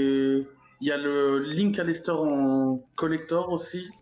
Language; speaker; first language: French; native; French